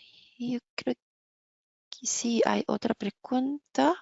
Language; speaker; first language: Spanish; non-native, fluent; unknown